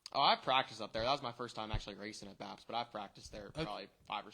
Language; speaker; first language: English; native; English